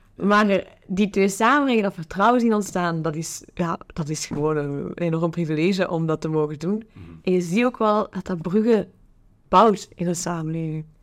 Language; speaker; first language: Dutch; native; Dutch